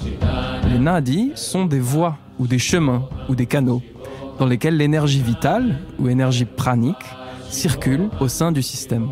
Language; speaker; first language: French; native; French